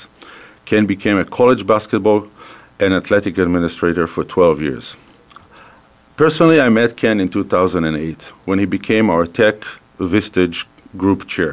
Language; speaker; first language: English; non-native, fluent; Hebrew